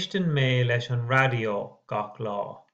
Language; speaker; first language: Irish; non-native, learner; English